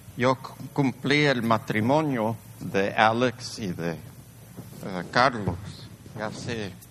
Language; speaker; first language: Spanish; early bilingual, heritage; Spanish